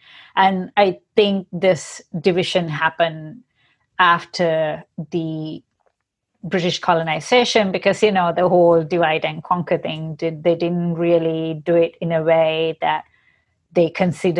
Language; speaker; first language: English; non-native, local second language; Sinhala